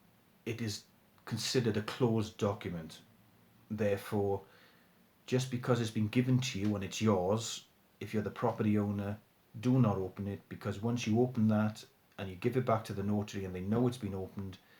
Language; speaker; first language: English; native; English